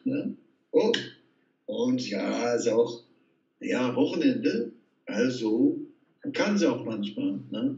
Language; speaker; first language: German; non-native, fluent; Dutch